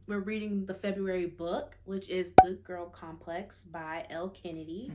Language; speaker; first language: English; native; English